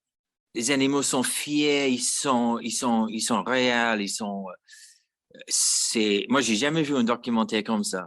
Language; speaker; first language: French; non-native, fluent; English